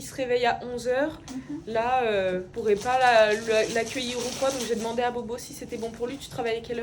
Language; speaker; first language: French; native; French